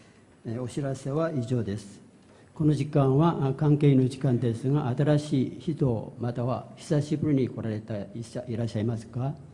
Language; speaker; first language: Japanese; non-native, fluent; Korean